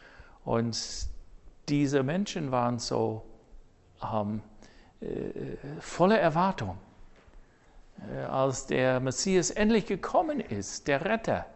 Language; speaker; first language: German; non-native, fluent; English